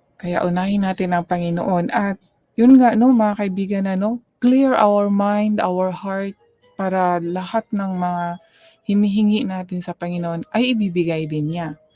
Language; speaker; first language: Filipino; non-native, local second language; Cebuano